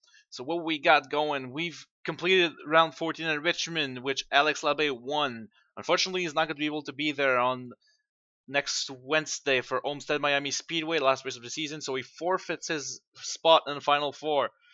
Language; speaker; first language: English; non-native, fluent; French